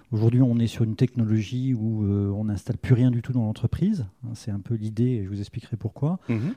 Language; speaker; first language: French; native; French